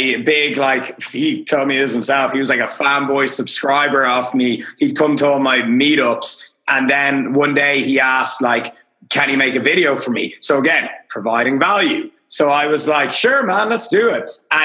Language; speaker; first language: English; native; English